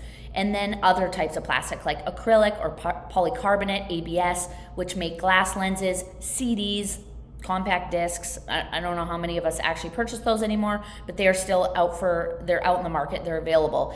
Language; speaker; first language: English; native; English